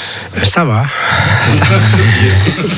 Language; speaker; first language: French; non-native, learner; Chinese